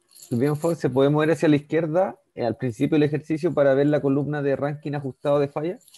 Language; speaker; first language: Spanish; native; Spanish